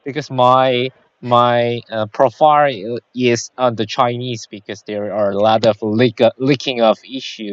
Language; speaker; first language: English; non-native, learner; Korean